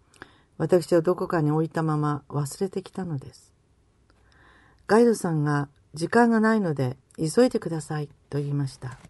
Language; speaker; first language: Japanese; native; Japanese